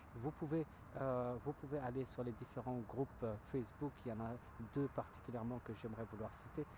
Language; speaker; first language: French; native; French